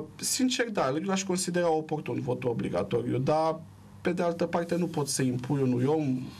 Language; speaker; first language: Romanian; native; Romanian